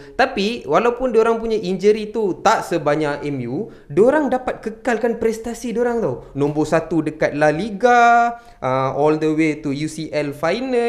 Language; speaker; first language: Malay; non-native, local second language; Tamil